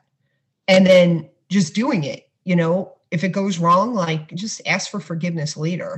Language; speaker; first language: English; native; English